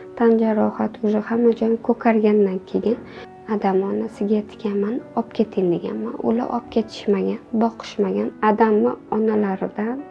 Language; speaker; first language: Uzbek; native; Uzbek